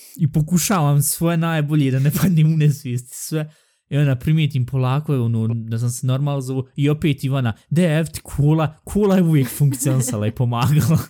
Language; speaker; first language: Bosnian; early bilingual, heritage; Bosnian